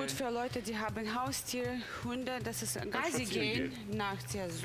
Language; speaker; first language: German; non-native, learner; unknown